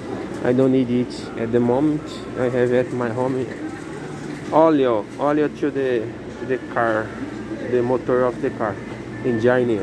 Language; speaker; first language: English; non-native, learner; Portuguese